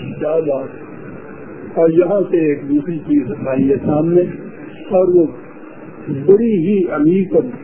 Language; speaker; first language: Urdu; non-native, local second language; Punjabi